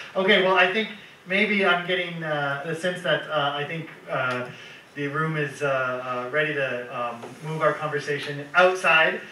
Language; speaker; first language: English; native; English